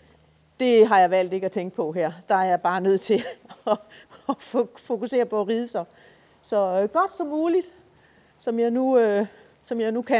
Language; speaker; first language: Danish; native; Danish